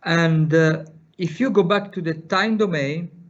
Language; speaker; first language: English; non-native, fluent; Italian